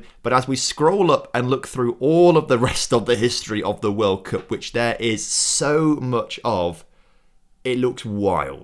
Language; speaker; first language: English; native; English